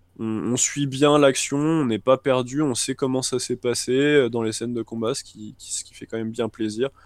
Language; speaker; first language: French; native; French